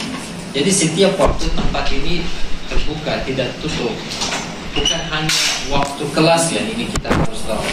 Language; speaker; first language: Indonesian; non-native, fluent; Turkish